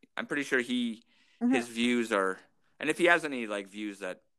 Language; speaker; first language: English; native; English